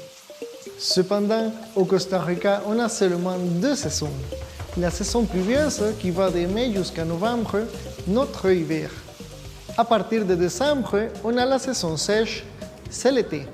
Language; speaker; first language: French; non-native, fluent; Spanish